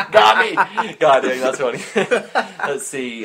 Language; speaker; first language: English; native; English